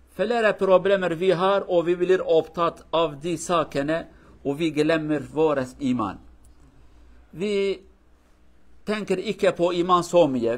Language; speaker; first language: Swedish; non-native, fluent; Kurdish